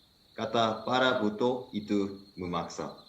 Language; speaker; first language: Indonesian; native; Indonesian